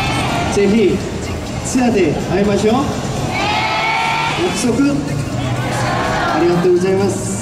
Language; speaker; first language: Japanese; non-native, learner; Korean